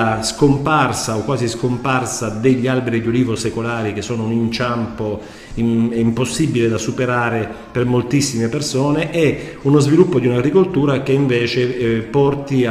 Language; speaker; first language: Italian; native; Italian